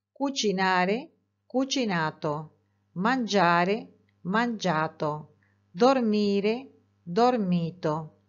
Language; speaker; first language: Italian; non-native, fluent; Spanish